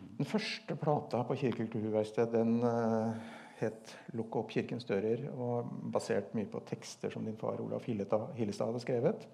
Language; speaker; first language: Norwegian; native; Norwegian